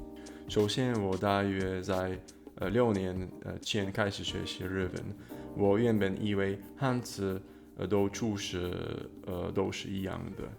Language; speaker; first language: Chinese; non-native, fluent; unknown